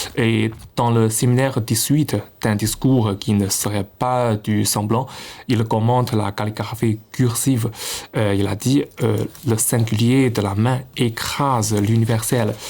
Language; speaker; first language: French; non-native, fluent; Chinese